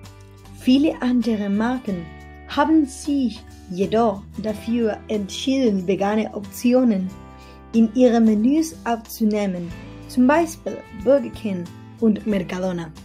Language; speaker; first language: German; non-native, learner; Spanish